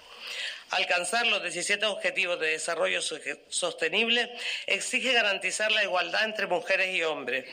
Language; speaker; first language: Spanish; native; Spanish